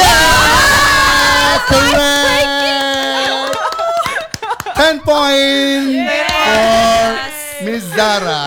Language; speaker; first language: English; non-native, learner; Indonesian